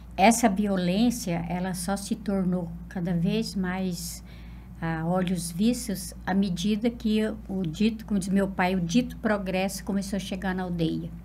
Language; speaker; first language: Portuguese; non-native, local second language; Guarani